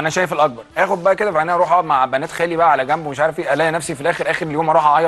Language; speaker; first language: Arabic; native; Arabic